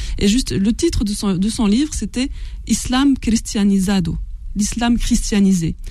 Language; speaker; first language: French; non-native, local second language; Kabyle